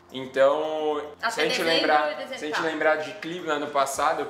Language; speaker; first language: Portuguese; native; Portuguese